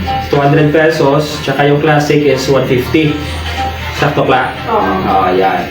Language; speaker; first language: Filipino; non-native, local second language; Hiligaynon